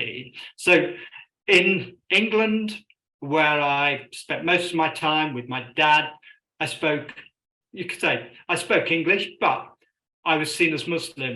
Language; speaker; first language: English; native; English